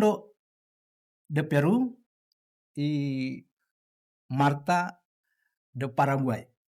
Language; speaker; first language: Spanish; non-native, learner; Indonesian